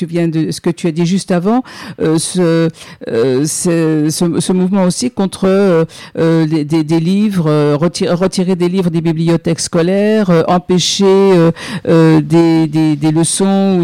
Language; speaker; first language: French; native; French